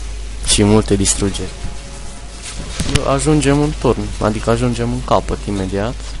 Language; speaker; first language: Romanian; native; Romanian